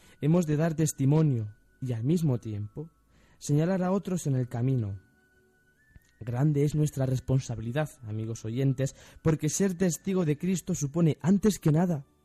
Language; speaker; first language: Spanish; native; Spanish